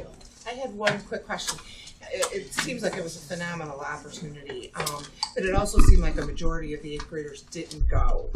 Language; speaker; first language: English; native; English